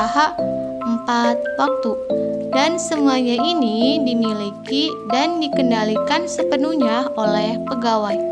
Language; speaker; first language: Indonesian; native; Indonesian